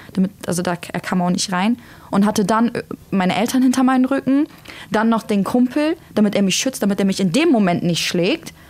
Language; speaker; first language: German; early bilingual, other home language; Turkish